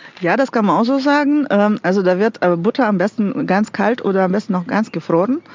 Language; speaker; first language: German; non-native, fluent; Russian